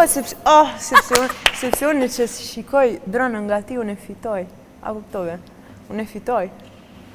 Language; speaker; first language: Albanian; non-native, learner; Romanian